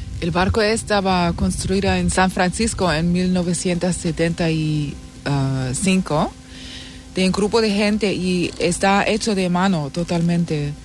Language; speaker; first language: Spanish; non-native, fluent; German